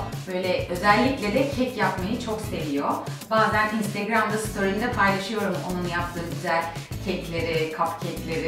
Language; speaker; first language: Turkish; native; Turkish